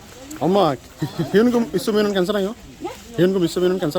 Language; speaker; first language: Korean; non-native, learner; Bangla